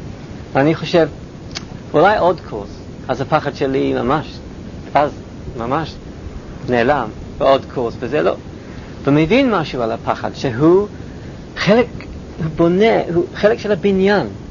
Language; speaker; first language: Hebrew; non-native, fluent; English